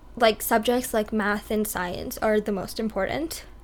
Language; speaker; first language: English; early bilingual, other home language; Hindi